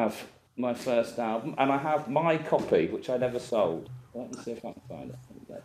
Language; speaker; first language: English; native; English